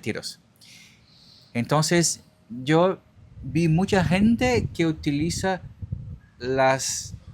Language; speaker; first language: Spanish; non-native, learner; Portuguese